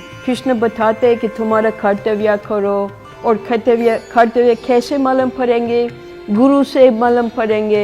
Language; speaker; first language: Hindi; non-native, fluent; English